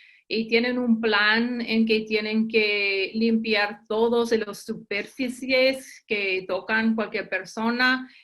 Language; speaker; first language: Spanish; early bilingual, heritage; English